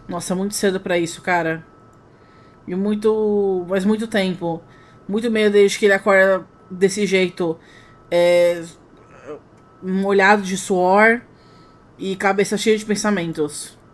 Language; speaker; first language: Portuguese; native; Portuguese